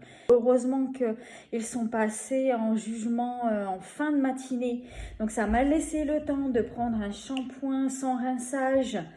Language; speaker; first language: French; native; French